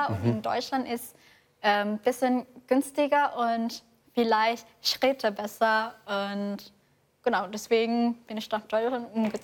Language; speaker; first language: German; non-native, fluent; Indonesian